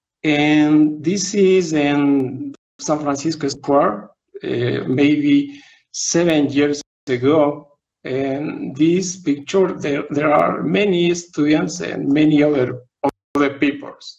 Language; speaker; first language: English; non-native, learner; Spanish